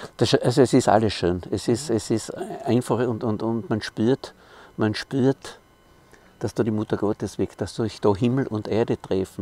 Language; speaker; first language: German; native; German